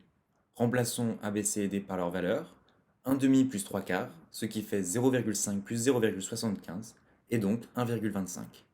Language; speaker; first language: French; native; French